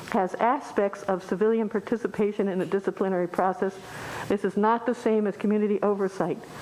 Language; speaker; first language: English; native; English